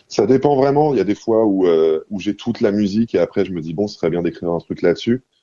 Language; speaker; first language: French; non-native, fluent; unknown